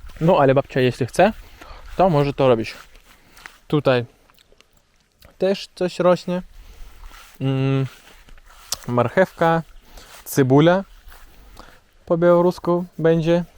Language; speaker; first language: Polish; non-native, learner; Russian